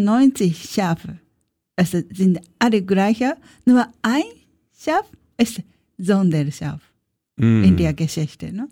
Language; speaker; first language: German; non-native, learner; Japanese